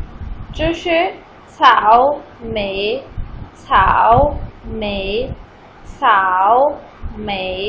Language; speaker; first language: Chinese; non-native, fluent; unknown